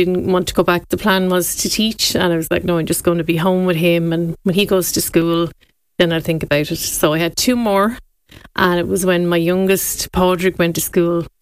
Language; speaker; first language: English; native; English